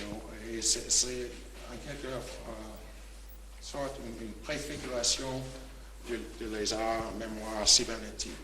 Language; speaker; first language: French; non-native, fluent; English